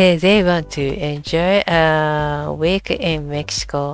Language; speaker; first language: English; non-native, learner; Japanese